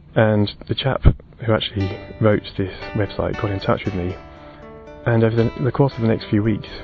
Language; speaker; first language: English; native; English